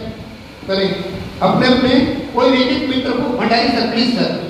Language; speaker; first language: Hindi; native; Hindi